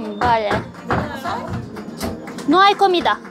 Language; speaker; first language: Spanish; non-native, learner; Turkish